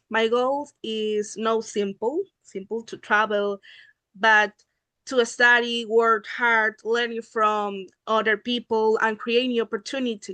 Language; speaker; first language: English; non-native, learner; Spanish